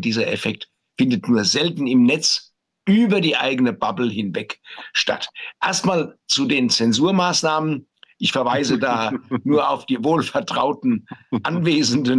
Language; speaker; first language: German; native; German